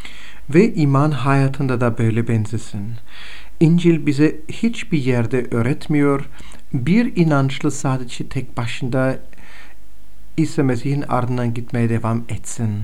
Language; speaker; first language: Turkish; non-native, fluent; Bulgarian